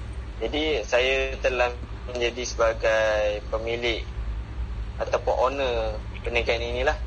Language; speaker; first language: Malay; native; Malay